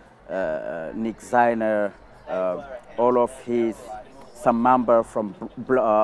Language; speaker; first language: English; non-native, fluent; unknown